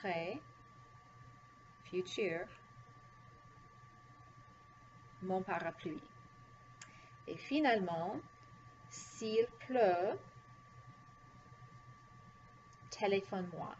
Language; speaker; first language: French; non-native, fluent; English